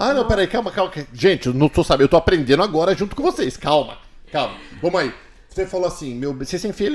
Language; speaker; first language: Portuguese; native; Portuguese